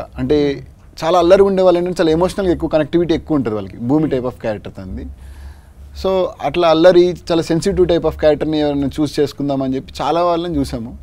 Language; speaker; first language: Telugu; native; Telugu